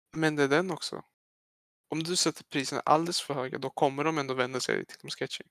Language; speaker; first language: Swedish; early bilingual, other home language; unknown